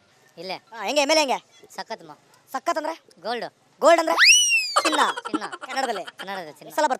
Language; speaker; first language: Kannada; native; Kannada